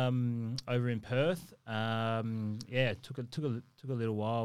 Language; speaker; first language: English; native; English